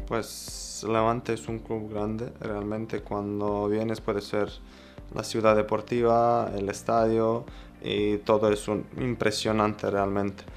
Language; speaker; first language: Spanish; non-native, fluent; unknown